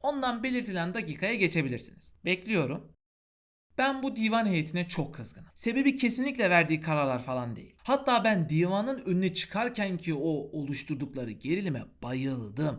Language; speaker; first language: Turkish; native; Turkish